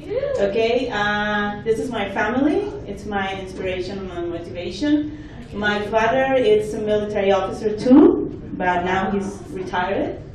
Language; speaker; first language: English; non-native, fluent; Spanish